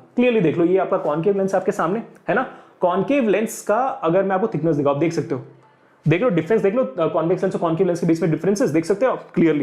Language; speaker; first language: Hindi; native; Hindi